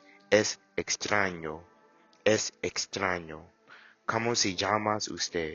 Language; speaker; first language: Spanish; non-native, learner; English